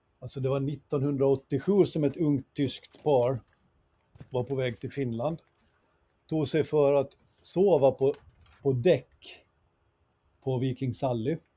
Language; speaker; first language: Swedish; native; Swedish